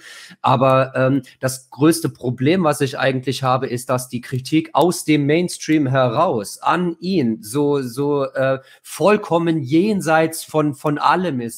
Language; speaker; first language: German; native; German